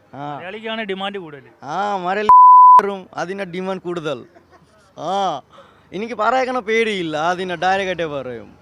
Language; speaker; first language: Malayalam; non-native, local second language; Bangla